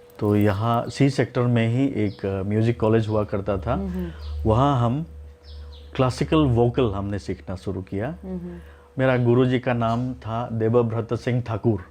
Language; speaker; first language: Hindi; non-native, local second language; Nyishi